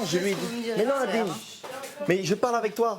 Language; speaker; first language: French; native; French